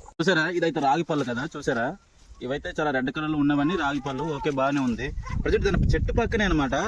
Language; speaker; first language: Telugu; non-native, local second language; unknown